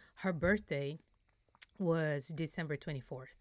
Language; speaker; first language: English; non-native, fluent; Portuguese